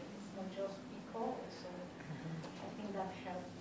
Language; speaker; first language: English; non-native, fluent; Spanish